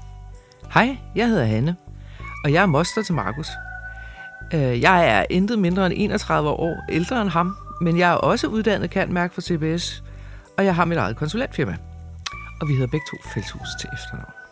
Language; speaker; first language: Danish; native; Danish